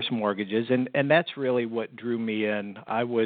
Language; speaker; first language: English; native; English